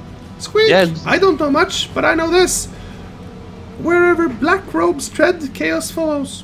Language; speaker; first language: English; non-native, fluent; Norwegian